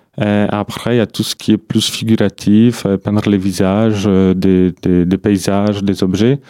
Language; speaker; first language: French; non-native, fluent; Polish